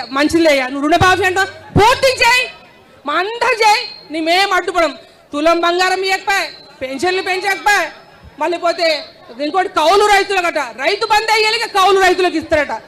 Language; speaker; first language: Telugu; native; Telugu